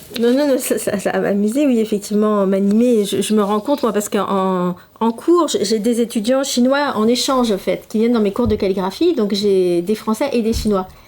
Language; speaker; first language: French; native; French